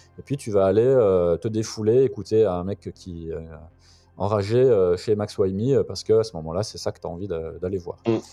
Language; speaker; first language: French; native; French